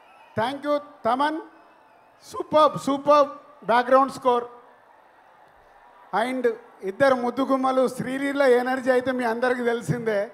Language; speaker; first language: Telugu; native; Telugu